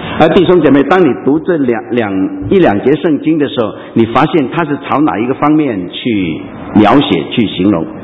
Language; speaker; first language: Chinese; non-native, local second language; Cantonese